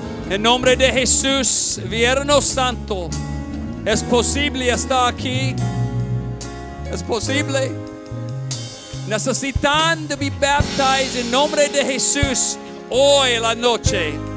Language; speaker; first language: Spanish; non-native, learner; English